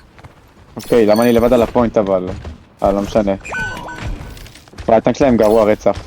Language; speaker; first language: Hebrew; native; Hebrew